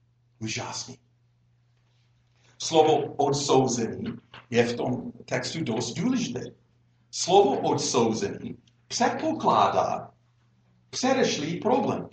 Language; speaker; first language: Czech; non-native, fluent; English